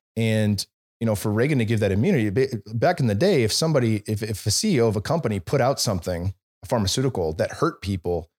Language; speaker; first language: English; native; English